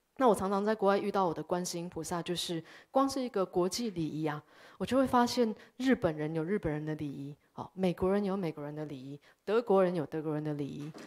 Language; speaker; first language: Chinese; early bilingual, heritage; Chinese